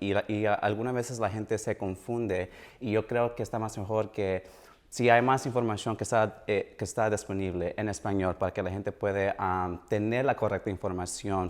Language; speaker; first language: Spanish; early bilingual, heritage; Spanish